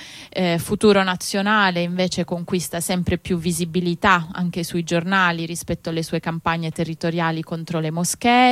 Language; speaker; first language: Italian; native; Italian